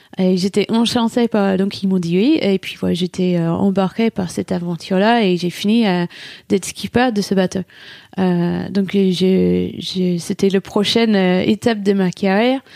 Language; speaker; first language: French; non-native, fluent; English